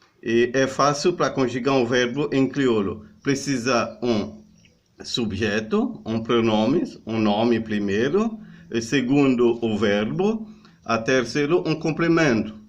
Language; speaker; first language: Portuguese; non-native, learner; Haitian Creole